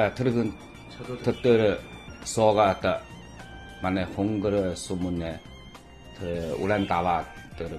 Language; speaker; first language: Mongolian; non-native, local second language; Chinese